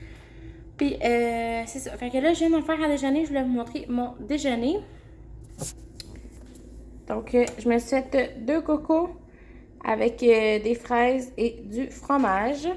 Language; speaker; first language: French; native; French